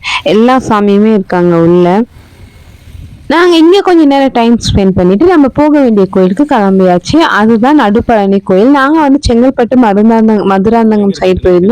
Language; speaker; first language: Tamil; native; Tamil